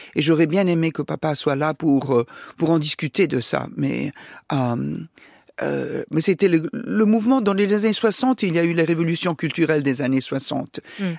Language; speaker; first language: French; non-native, fluent; Italian